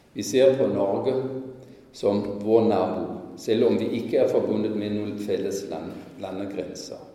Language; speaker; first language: Norwegian; non-native, fluent; German